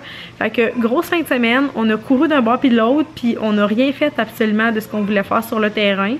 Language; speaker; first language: French; native; French